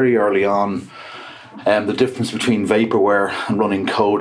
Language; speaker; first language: English; native; English